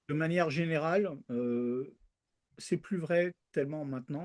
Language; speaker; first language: French; early bilingual, other home language; Spanish